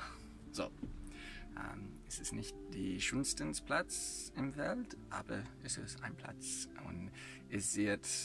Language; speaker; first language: German; non-native, learner; English